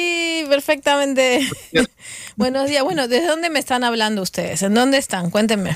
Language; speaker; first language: Spanish; native; Spanish